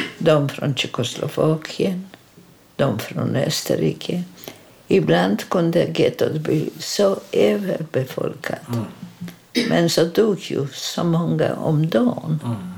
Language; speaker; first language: Swedish; non-native, fluent; Polish